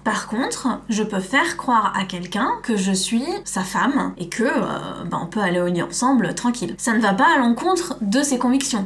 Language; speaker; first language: French; native; French